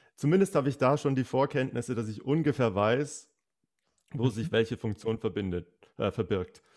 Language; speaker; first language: German; native; German